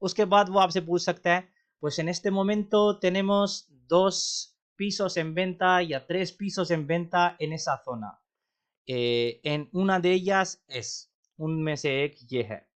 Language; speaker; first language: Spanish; non-native, fluent; Urdu